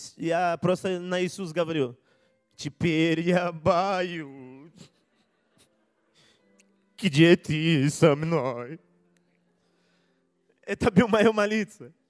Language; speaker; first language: Russian; non-native, learner; Portuguese